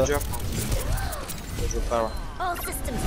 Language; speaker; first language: English; non-native, learner; French